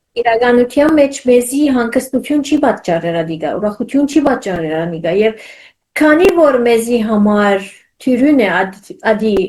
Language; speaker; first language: Armenian; early bilingual, heritage; Armenian